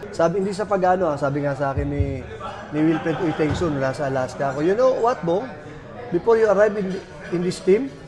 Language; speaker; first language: Filipino; native; Filipino